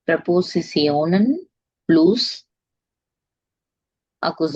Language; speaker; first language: German; non-native, learner; Tamil